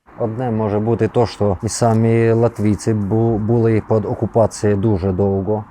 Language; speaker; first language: Ukrainian; non-native, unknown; Latvian